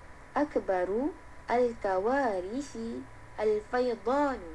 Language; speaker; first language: Arabic; non-native, learner; Malay